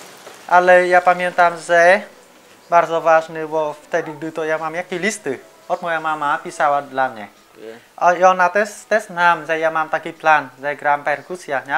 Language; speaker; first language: Polish; non-native, learner; Vietnamese